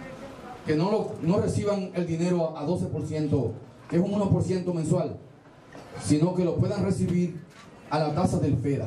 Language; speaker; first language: Spanish; native; Spanish